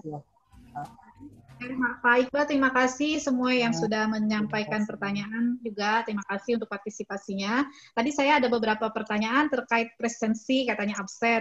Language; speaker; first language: Indonesian; native; Indonesian